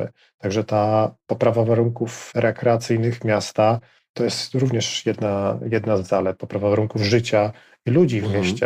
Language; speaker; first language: Polish; native; Polish